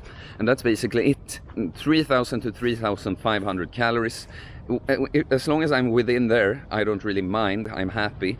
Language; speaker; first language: English; non-native, fluent; Swedish